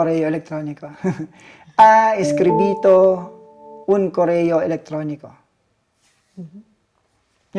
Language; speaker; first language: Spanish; non-native, learner; Filipino